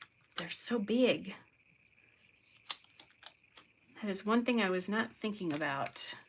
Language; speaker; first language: English; native; English